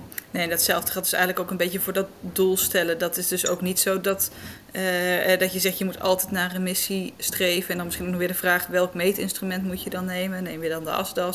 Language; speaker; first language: Dutch; native; Dutch